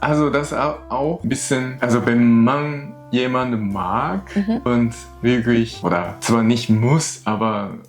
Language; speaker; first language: German; non-native, learner; Japanese